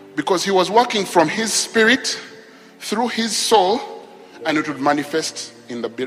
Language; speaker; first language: English; non-native, local second language; Ganda